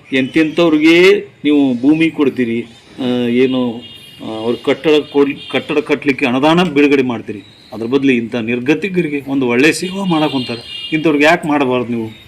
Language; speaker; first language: Kannada; native; Kannada